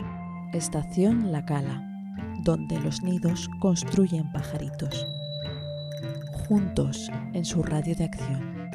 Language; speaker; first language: Spanish; native; Spanish